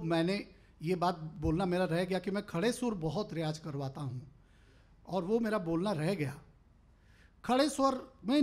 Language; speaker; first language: Hindi; native; Hindi